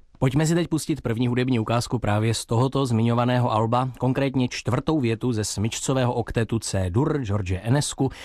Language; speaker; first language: Czech; native; Czech